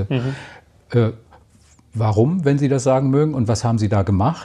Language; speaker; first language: German; native; German